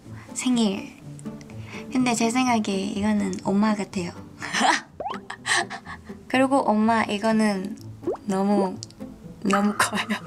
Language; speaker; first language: Korean; non-native, learner; Thai